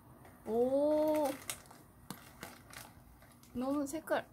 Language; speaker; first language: Korean; non-native, fluent; Japanese